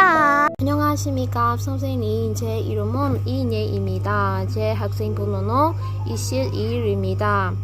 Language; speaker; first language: Korean; non-native, learner; Burmese